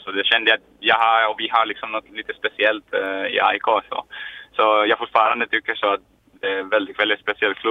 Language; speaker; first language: Swedish; non-native, learner; Finnish